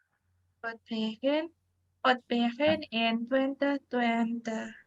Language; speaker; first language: Dutch; non-native, learner; Indonesian